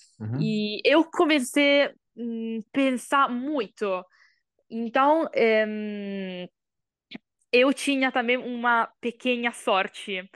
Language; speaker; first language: Portuguese; non-native, learner; Italian